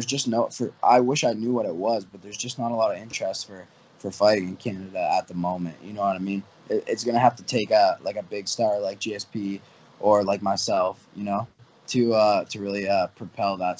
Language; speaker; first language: English; native; English